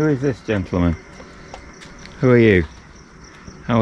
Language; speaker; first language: English; native; English